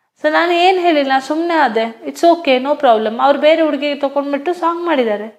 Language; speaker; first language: Kannada; non-native, local second language; Hindi